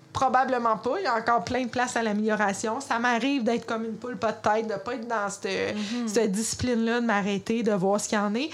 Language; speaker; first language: French; native; French